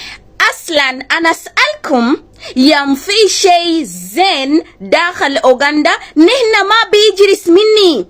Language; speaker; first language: Arabic; non-native, learner; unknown